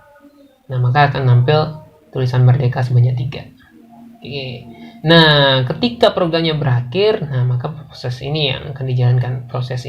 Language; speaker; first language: Indonesian; native; Indonesian